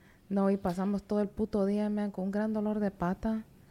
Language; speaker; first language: Spanish; early bilingual, heritage; Spanish